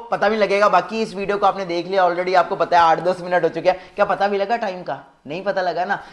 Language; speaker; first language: Hindi; native; Hindi